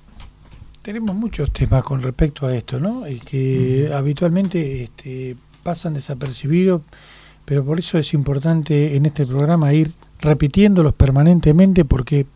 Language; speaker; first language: Spanish; native; Spanish